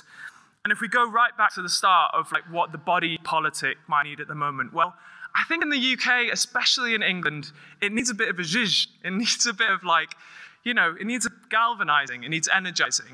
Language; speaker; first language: English; native; English